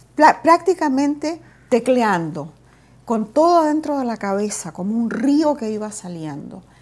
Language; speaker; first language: Spanish; native; Spanish